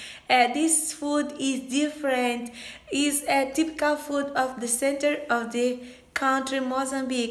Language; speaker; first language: English; non-native, learner; Portuguese